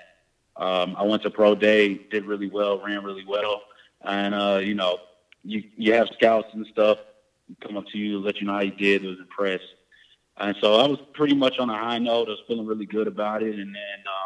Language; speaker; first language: English; native; English